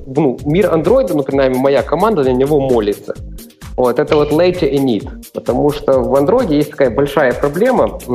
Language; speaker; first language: Russian; non-native, local second language; Ukrainian